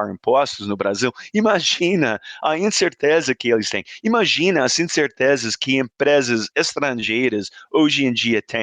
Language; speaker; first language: Portuguese; non-native, fluent; English